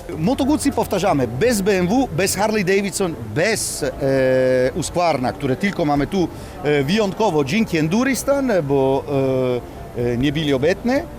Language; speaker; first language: Polish; non-native, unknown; Italian